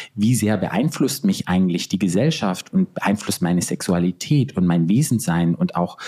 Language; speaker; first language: German; native; German